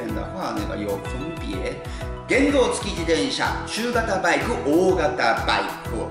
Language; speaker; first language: Chinese; non-native, fluent; Japanese